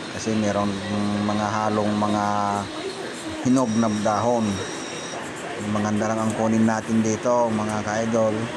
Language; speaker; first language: Filipino; non-native, local second language; Iloko